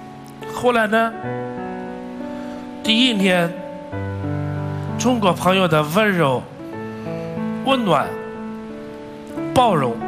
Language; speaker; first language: Chinese; non-native, fluent; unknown